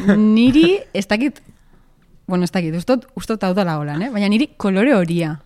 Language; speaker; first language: Basque; native; Basque